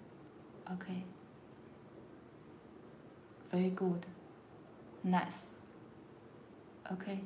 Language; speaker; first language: English; non-native, learner; Chinese